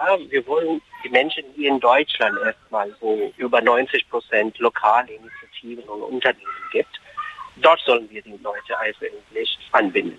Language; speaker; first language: German; non-native, fluent; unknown